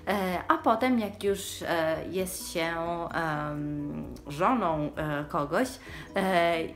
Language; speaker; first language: Polish; early bilingual, heritage; Polish